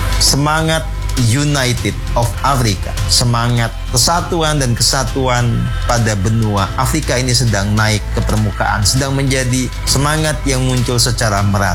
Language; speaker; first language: Indonesian; native; Indonesian